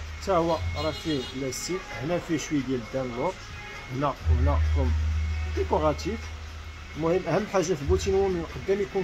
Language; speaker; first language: Arabic; native; Arabic